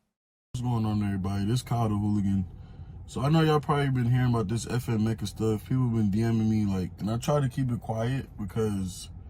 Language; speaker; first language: English; native; English